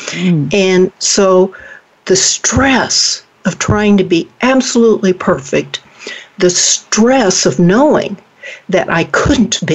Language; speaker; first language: English; native; English